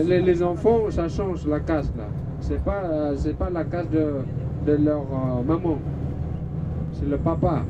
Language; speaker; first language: French; non-native, learner; Balinese